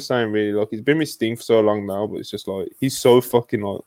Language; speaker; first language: English; native; English